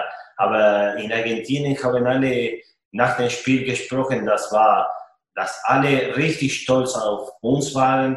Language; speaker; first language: German; non-native, fluent; Spanish